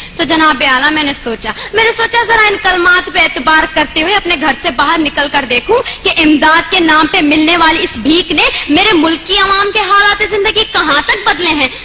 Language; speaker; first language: Urdu; native; Urdu